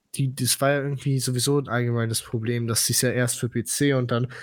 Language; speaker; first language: German; non-native, fluent; Polish